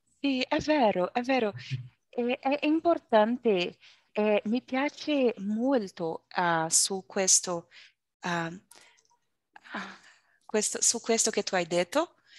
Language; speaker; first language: Italian; non-native, learner; Portuguese